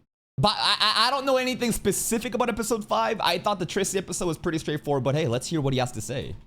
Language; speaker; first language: English; native; English